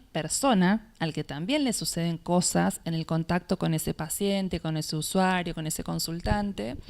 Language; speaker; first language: Spanish; native; Spanish